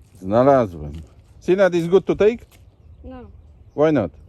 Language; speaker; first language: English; non-native, learner; Polish